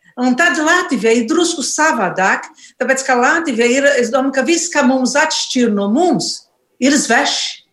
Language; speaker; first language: Latvian; non-native, learner; Portuguese